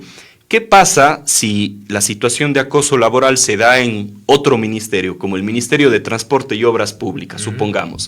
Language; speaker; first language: Spanish; native; Spanish